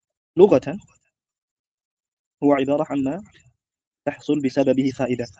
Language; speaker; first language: Arabic; non-native, fluent; Indonesian